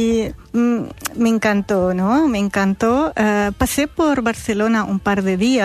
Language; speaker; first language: Spanish; non-native, fluent; Arabic